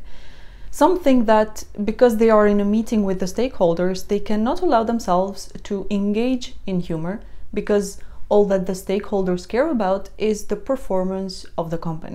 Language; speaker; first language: English; non-native, fluent; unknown